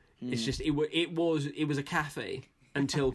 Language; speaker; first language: English; native; English